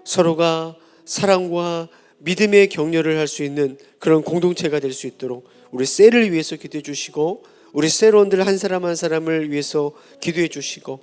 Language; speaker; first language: Korean; native; Korean